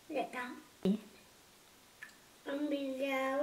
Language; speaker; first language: Vietnamese; early bilingual, heritage; Vietnamese